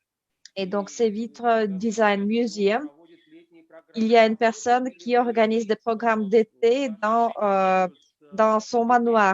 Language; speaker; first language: French; native; French